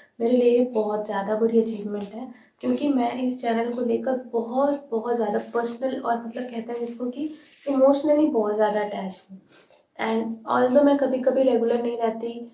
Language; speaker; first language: Hindi; native; Hindi